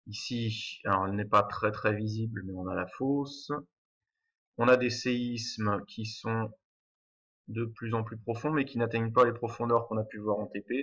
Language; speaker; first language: French; native; French